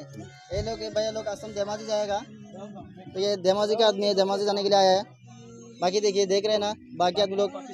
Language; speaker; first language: Hindi; non-native, local second language; Assamese